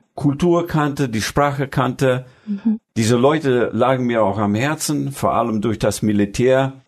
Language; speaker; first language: German; early bilingual, other home language; Russian